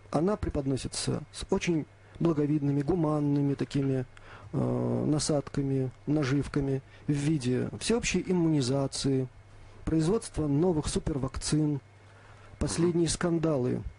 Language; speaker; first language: Russian; native; Russian